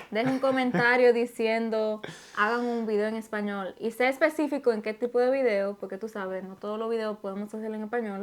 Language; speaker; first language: Spanish; early bilingual, heritage; Spanish